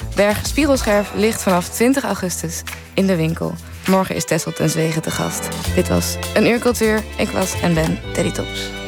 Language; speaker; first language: Dutch; native; Dutch